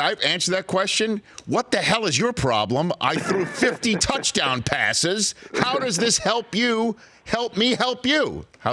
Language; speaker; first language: English; native; English